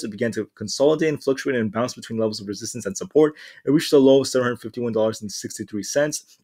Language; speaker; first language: English; native; English